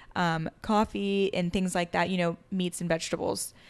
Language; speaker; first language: English; early bilingual, other home language; French